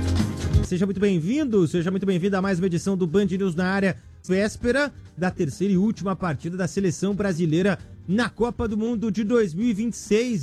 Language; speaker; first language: Portuguese; native; Portuguese